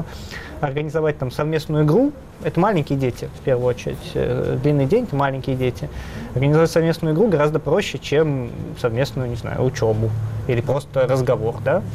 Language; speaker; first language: Russian; native; Russian